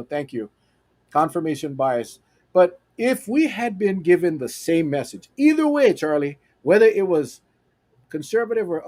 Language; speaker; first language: English; native; English